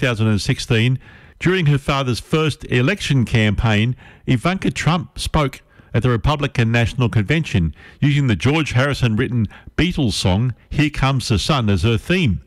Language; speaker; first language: English; native; English